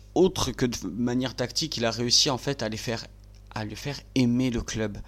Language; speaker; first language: French; native; French